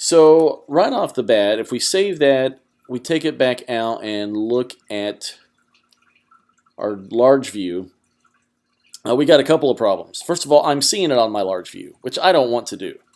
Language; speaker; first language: English; native; English